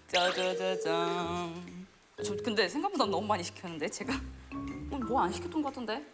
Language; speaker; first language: Korean; non-native, fluent; Russian